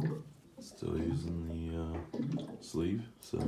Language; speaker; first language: English; native; English